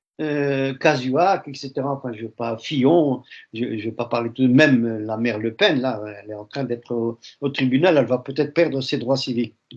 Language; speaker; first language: French; early bilingual, other home language; Arabic